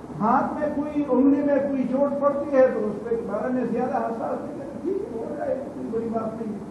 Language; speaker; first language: Urdu; non-native, local second language; Pashto